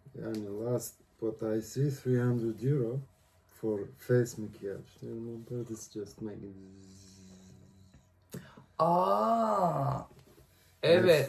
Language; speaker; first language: English; non-native, learner; Turkish